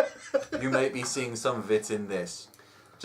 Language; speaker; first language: English; native; English